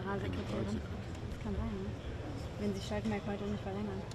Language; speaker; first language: German; native; German